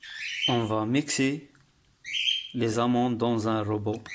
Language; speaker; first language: French; non-native, learner; Arabic